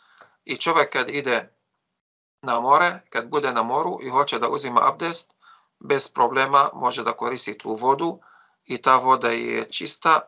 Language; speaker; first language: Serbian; non-native, fluent; Arabic